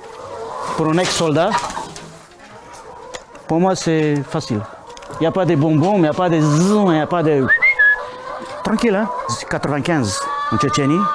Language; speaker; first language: French; non-native, learner; Romanian